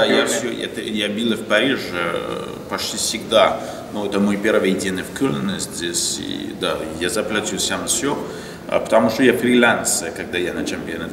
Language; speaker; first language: Russian; non-native, learner; French